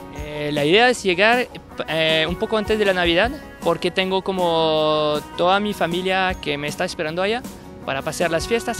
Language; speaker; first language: Spanish; non-native, fluent; French